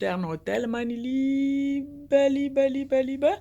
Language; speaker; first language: German; non-native, learner; Lingala